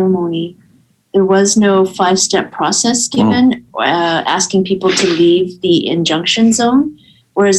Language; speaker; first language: English; native; English